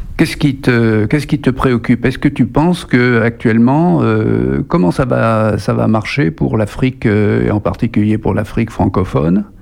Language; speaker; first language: French; native; French